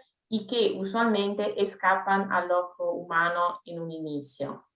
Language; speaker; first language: Spanish; non-native, fluent; Italian